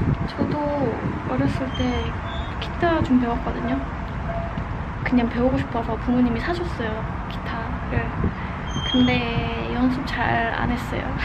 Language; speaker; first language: Korean; non-native, fluent; Estonian